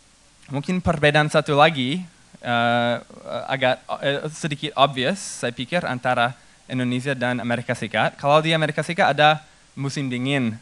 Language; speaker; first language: Indonesian; non-native, fluent; English